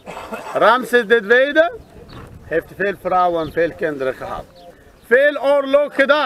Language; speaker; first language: Dutch; non-native, learner; Arabic